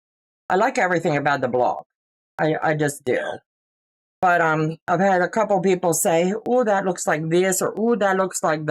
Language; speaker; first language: English; native; English